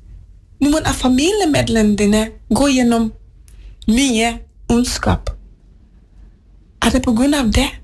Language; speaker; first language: Norwegian; non-native, fluent; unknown